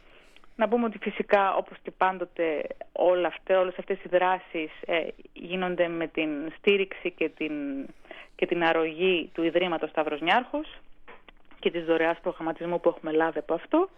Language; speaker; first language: Greek; native; Greek